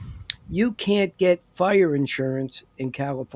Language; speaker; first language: English; native; English